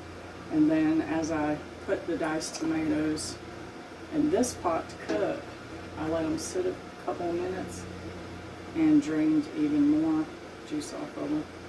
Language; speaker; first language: English; native; English